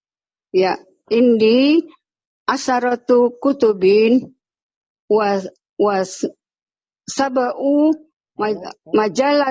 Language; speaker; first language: Arabic; non-native, learner; Indonesian